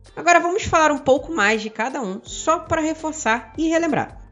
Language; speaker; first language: Portuguese; native; Portuguese